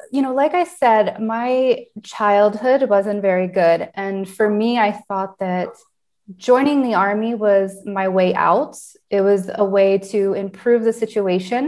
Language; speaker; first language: English; native; English